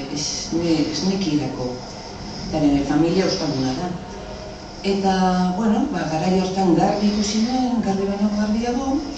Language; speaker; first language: Basque; non-native, local second language; Spanish